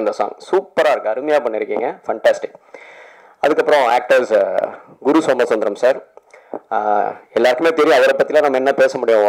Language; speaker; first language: Tamil; native; Tamil